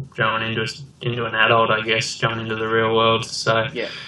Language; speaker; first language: English; native; English